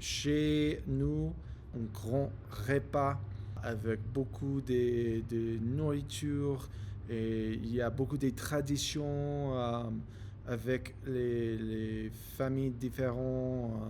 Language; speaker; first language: French; non-native, learner; English